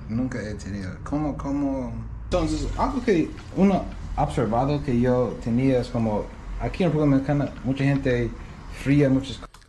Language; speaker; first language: Spanish; non-native, learner; English